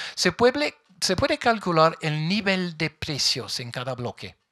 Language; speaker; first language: Spanish; non-native, fluent; English